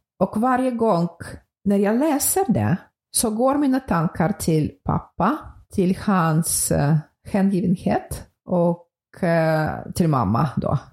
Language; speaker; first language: Swedish; non-native, fluent; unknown